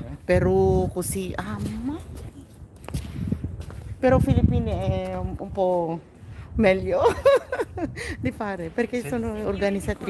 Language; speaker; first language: Italian; non-native, learner; Filipino